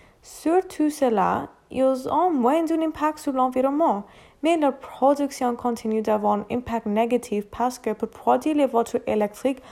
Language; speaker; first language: French; non-native, learner; English